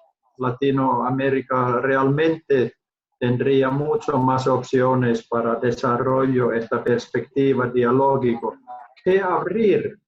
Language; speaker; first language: Spanish; non-native, learner; Finnish